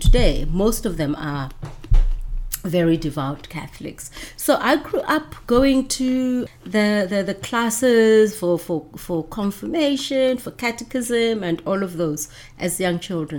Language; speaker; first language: English; non-native, local second language; Northern Sotho